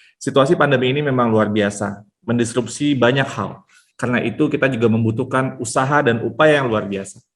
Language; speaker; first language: Indonesian; native; Indonesian